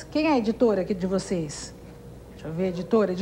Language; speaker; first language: Portuguese; native; Portuguese